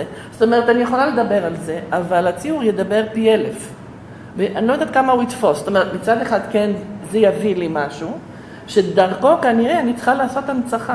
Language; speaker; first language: Hebrew; non-native, fluent; English